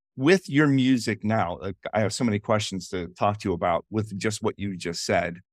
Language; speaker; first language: English; native; English